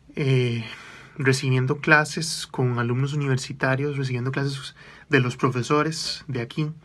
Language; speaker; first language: Spanish; native; Spanish